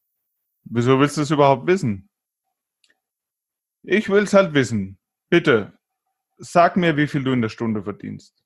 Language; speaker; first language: German; native; German